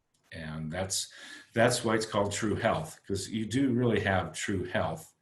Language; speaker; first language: English; native; English